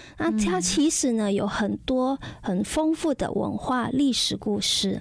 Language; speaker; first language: Chinese; non-native, fluent; Indonesian